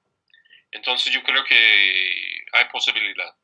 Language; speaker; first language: Spanish; non-native, fluent; English